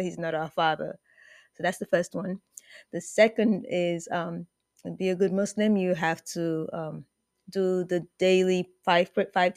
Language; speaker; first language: English; non-native, local second language; Yoruba